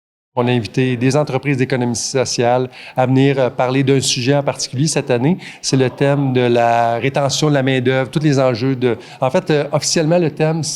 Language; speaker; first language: French; native; French